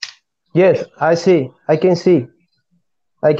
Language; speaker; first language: English; non-native, learner; Spanish